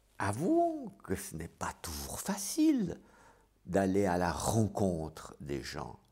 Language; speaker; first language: French; native; French